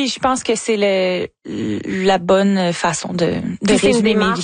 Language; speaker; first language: French; native; French